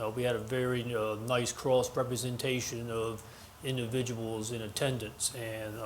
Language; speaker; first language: English; native; English